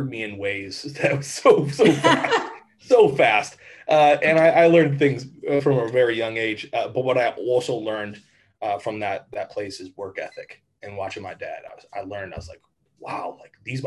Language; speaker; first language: English; native; English